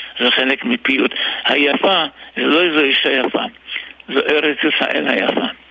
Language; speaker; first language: Hebrew; early bilingual, other home language; Arabic